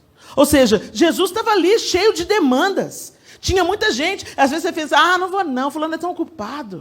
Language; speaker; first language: Portuguese; native; Portuguese